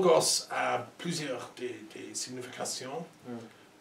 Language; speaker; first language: French; non-native, learner; English